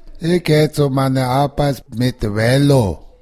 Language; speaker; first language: German; non-native, learner; Tibetan